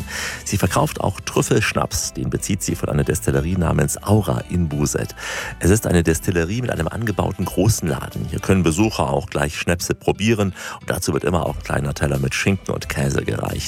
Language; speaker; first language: German; native; German